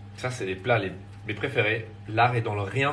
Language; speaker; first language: French; native; French